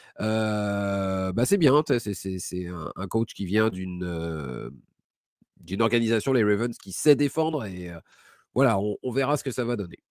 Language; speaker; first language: French; native; French